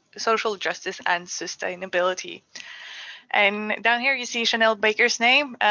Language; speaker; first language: English; non-native, fluent; Norwegian